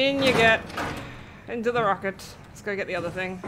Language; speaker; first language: English; native; English